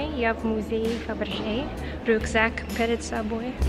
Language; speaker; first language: Russian; non-native, learner; English